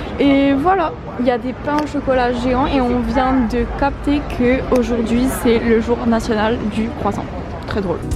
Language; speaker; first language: French; native; French